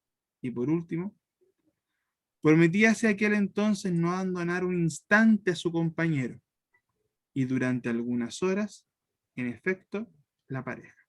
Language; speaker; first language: Spanish; native; Spanish